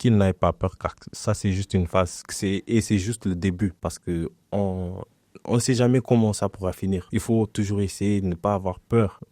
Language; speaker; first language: French; non-native, fluent; Portuguese